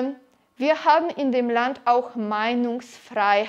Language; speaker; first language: German; non-native, fluent; Polish